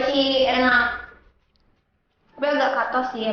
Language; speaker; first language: Indonesian; early bilingual, other home language; Japanese